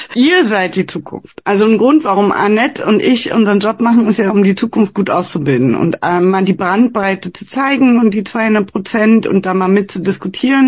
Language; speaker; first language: German; native; German